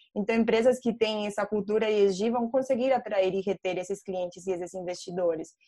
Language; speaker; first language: Portuguese; non-native, fluent; Spanish